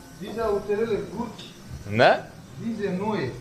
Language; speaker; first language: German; non-native, learner; Turkish